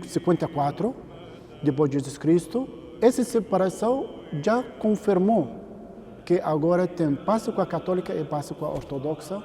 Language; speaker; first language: Portuguese; non-native, learner; Arabic